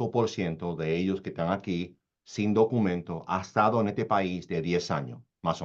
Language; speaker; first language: Spanish; early bilingual, heritage; Spanish